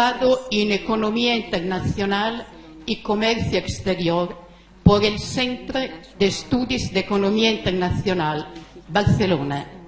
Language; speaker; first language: Spanish; non-native, fluent; Italian